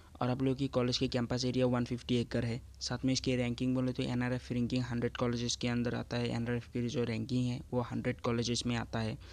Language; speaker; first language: Hindi; non-native, local second language; Assamese